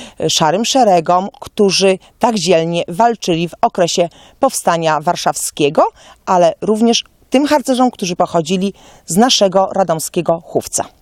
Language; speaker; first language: Polish; native; Polish